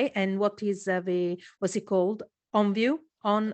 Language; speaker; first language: English; non-native, fluent; Italian